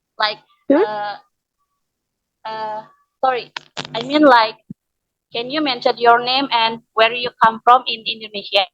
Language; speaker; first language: English; non-native, learner; Indonesian